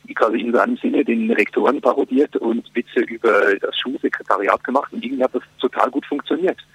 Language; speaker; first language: German; native; German